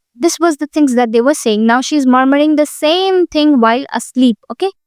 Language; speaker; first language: English; non-native, local second language; Hindi